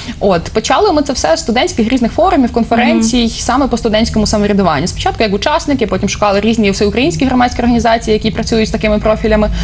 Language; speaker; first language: Ukrainian; native; Ukrainian